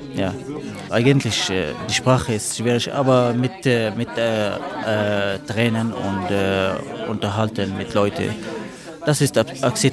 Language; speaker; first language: German; non-native, learner; Arabic